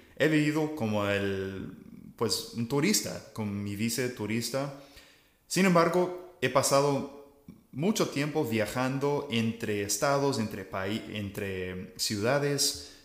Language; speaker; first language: Spanish; non-native, fluent; English